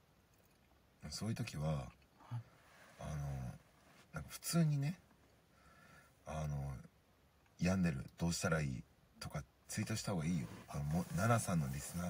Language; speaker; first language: Japanese; native; Japanese